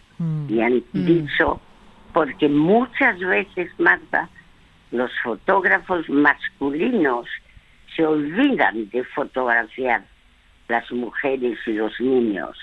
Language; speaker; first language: Spanish; early bilingual, other home language; French